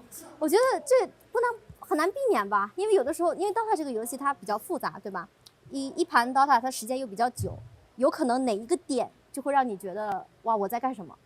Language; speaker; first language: Chinese; native; Chinese